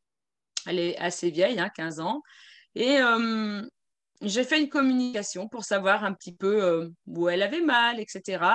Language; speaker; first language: French; native; French